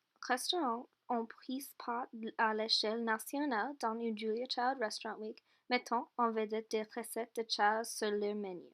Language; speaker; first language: French; non-native, learner; English